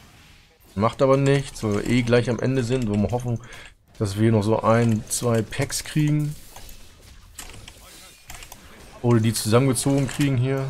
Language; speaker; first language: German; native; German